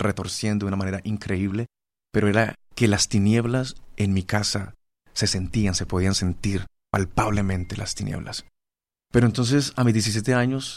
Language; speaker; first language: Spanish; native; Spanish